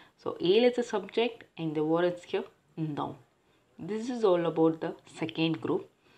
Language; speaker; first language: English; non-native, local second language; Tamil